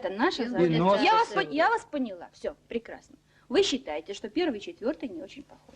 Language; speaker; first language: Russian; native; Russian